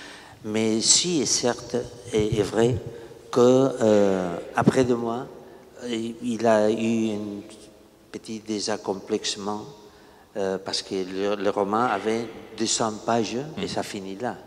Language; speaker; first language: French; non-native, learner; Catalan